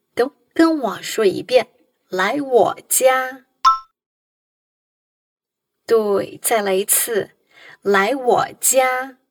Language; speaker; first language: Chinese; non-native, fluent; Portuguese